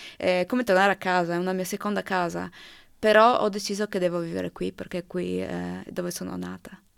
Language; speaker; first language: Italian; non-native, local second language; Slovenian